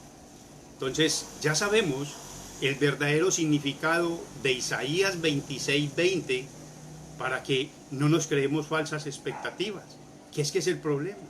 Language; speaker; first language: Spanish; native; Spanish